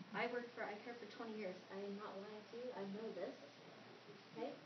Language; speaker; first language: English; native; English